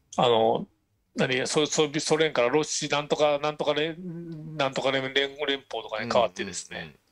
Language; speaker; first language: Japanese; native; Japanese